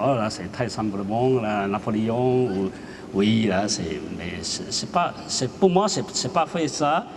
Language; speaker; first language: French; non-native, learner; Chinese